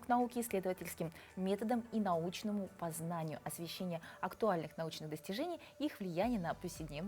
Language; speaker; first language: Russian; native; Russian